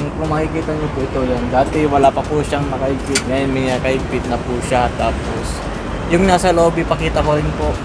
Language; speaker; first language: Filipino; native; Filipino